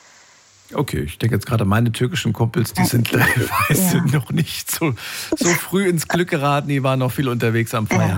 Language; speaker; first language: German; native; German